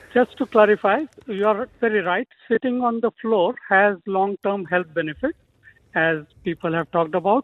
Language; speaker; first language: English; non-native, local second language; Marathi